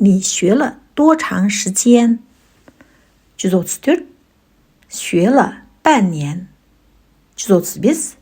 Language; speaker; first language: Chinese; non-native, fluent; Kazakh